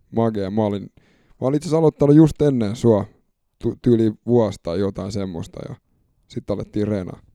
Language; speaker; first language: Finnish; native; Finnish